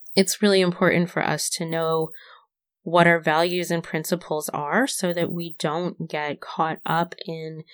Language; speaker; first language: English; native; English